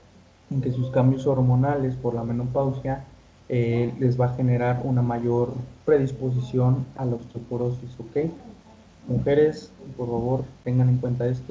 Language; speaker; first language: Spanish; native; Spanish